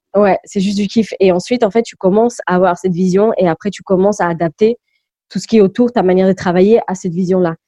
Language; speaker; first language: French; early bilingual, other home language; English